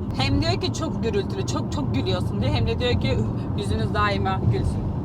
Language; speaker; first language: Turkish; native; Turkish